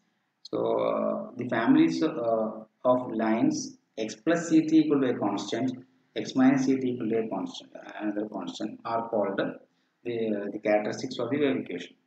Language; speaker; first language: English; non-native, local second language; Malayalam